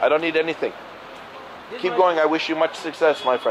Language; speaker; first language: English; native; English